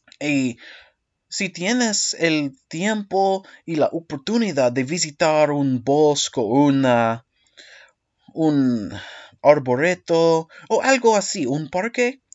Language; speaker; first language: Spanish; non-native, learner; English